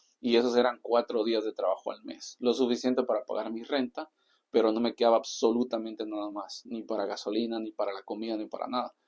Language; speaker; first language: Spanish; native; Spanish